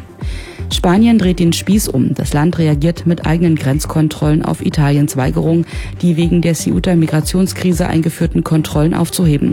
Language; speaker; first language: German; native; German